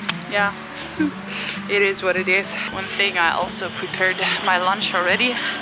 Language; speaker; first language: English; non-native, fluent; German